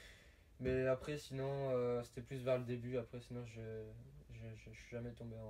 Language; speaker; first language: French; native; French